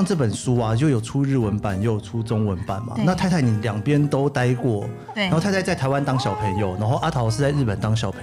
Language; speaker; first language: Chinese; native; Chinese